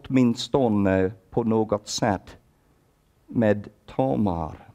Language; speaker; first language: Swedish; non-native, fluent; English